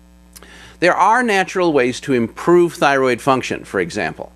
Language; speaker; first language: English; native; English